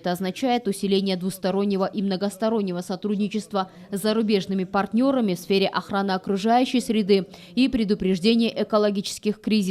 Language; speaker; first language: Russian; native; Russian